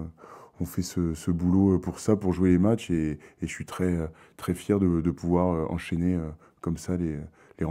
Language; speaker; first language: French; native; French